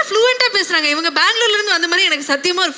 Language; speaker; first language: Tamil; native; Tamil